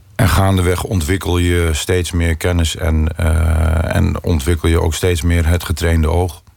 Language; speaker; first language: Dutch; native; Dutch